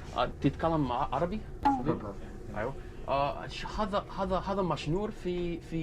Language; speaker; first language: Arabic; non-native, learner; English